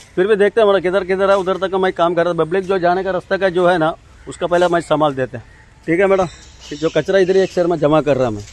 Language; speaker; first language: Hindi; non-native, local second language; Malayalam